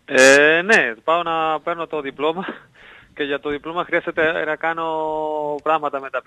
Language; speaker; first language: Greek; non-native, learner; Spanish